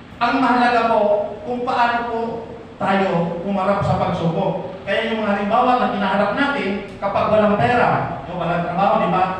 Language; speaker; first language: Filipino; non-native, local second language; Bikol